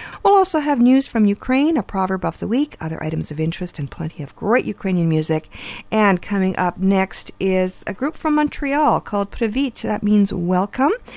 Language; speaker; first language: English; early bilingual, other home language; Ukrainian